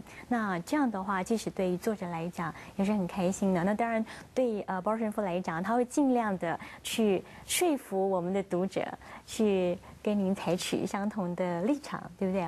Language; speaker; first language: Chinese; native; Chinese